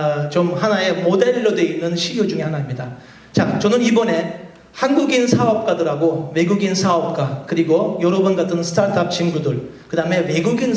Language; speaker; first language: Korean; non-native, fluent; Turkish